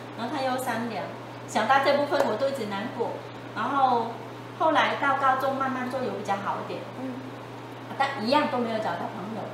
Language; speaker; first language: Chinese; non-native, fluent; Vietnamese